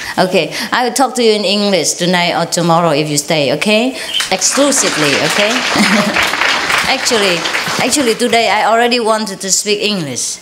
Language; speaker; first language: English; non-native, fluent; Vietnamese